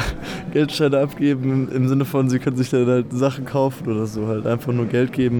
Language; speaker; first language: German; native; German